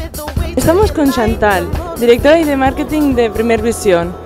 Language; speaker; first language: Spanish; native; Spanish